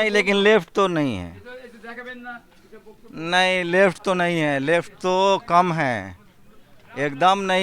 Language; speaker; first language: Hindi; native; Hindi